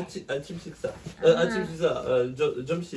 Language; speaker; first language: Korean; non-native, learner; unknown